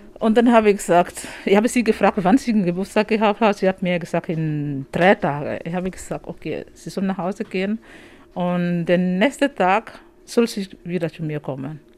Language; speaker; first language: German; non-native, learner; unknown